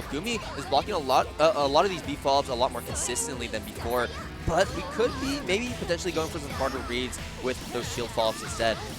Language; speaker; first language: English; native; English